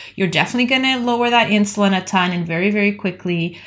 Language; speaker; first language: English; native; English